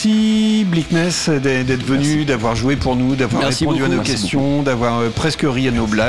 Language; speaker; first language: French; native; French